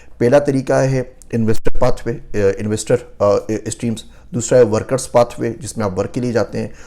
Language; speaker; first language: Urdu; native; Urdu